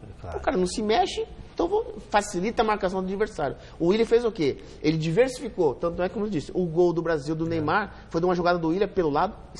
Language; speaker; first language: Portuguese; native; Portuguese